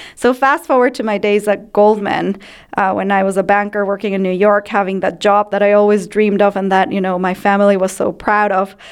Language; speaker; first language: English; non-native, fluent; Spanish